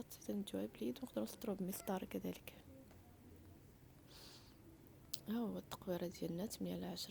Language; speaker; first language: Arabic; native; Arabic